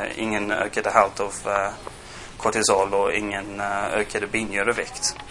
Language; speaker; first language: Swedish; non-native, fluent; English